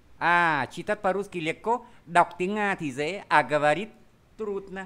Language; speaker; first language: Russian; non-native, fluent; Vietnamese